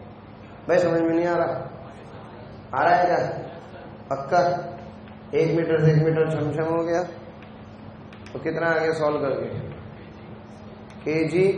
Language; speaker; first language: Hindi; native; Hindi